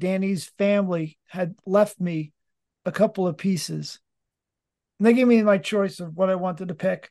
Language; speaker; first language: English; native; English